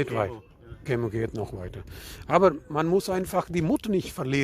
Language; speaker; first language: German; non-native, learner; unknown